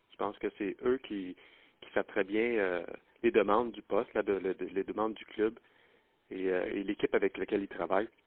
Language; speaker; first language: French; native; French